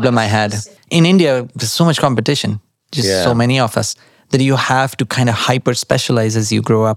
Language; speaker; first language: English; non-native, local second language; Marathi